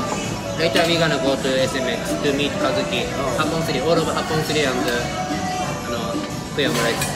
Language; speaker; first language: English; non-native, learner; Japanese